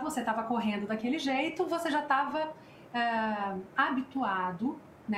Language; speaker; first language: Portuguese; native; Portuguese